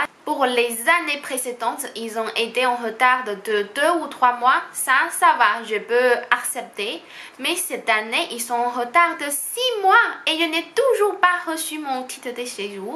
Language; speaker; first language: French; non-native, fluent; Chinese